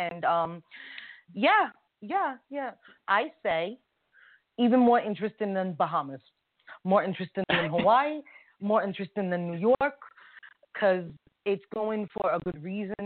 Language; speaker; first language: English; native; English